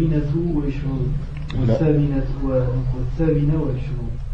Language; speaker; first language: Arabic; non-native, learner; French